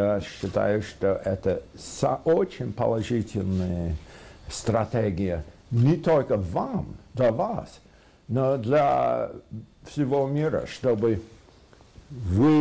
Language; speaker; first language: Russian; non-native, fluent; English